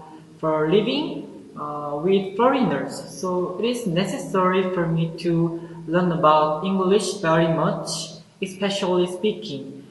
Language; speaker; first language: English; non-native, learner; Korean